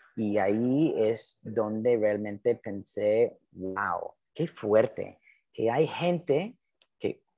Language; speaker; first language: Spanish; non-native, fluent; English